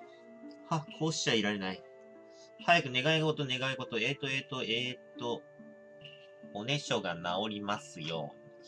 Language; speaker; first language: Japanese; native; Japanese